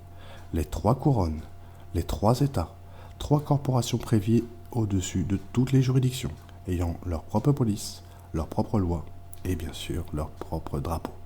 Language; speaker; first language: French; native; French